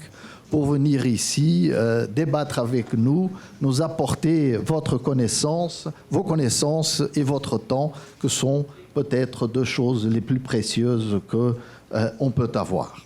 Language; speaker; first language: French; non-native, fluent; Portuguese